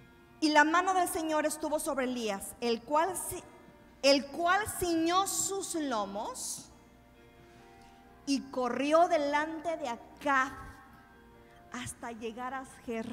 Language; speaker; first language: Spanish; native; Spanish